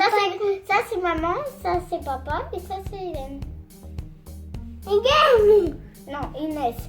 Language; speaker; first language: French; native; French